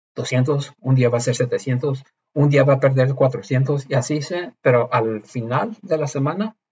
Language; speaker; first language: Spanish; early bilingual, heritage; Spanish